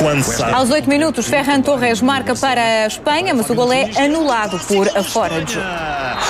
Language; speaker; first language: Portuguese; native; Portuguese